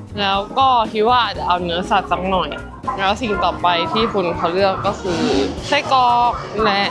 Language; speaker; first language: Thai; native; Thai